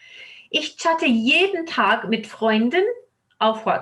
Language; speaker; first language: German; non-native, fluent; English